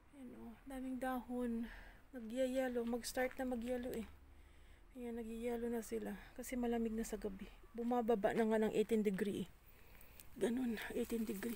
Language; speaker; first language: Filipino; non-native, local second language; Cebuano